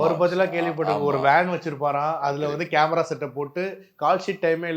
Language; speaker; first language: Tamil; native; Tamil